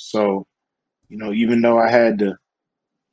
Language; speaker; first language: English; native; English